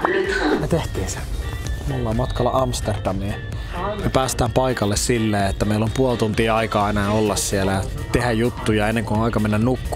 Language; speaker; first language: Finnish; native; Finnish